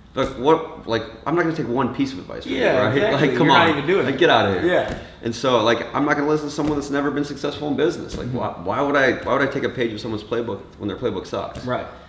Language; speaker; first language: English; native; English